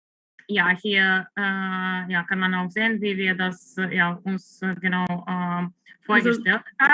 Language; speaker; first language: German; non-native, fluent; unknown